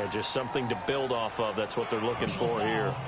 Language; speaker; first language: English; native; English